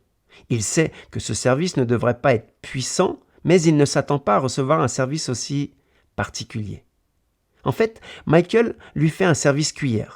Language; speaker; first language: French; native; French